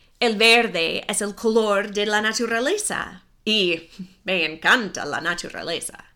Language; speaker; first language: Spanish; non-native, fluent; English